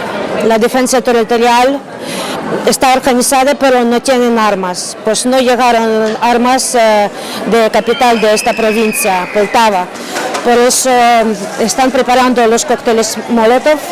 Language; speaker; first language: Spanish; non-native, fluent; Ukrainian